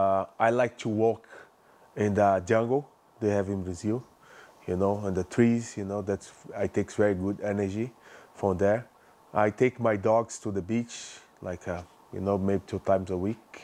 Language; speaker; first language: English; non-native, learner; Portuguese